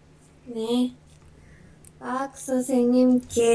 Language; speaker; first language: Korean; non-native, learner; Indonesian